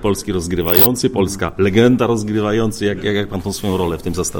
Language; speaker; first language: Polish; native; Polish